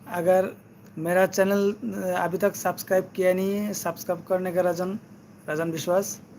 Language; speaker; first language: Hindi; non-native, learner; Bangla